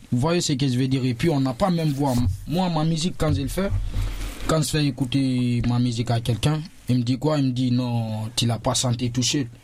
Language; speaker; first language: French; non-native, local second language; Susu